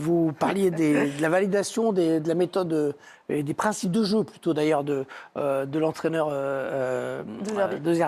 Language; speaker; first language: French; native; French